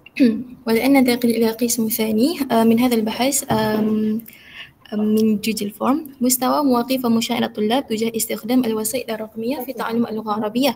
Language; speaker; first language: Arabic; non-native, learner; Malay